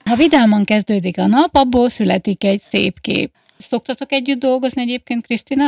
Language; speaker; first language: Hungarian; native; Hungarian